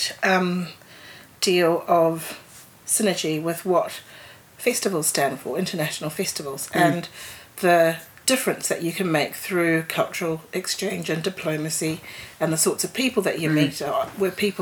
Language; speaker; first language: English; native; English